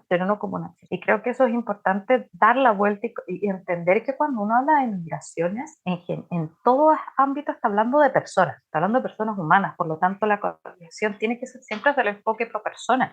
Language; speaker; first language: Spanish; native; Spanish